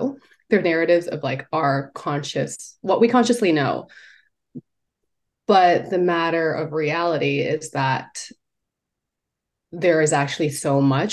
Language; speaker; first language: English; non-native, local second language; Cantonese